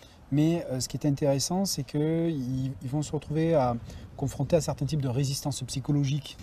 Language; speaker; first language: French; native; French